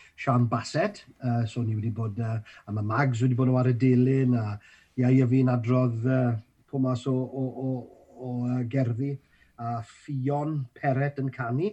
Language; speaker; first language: Welsh; native; Welsh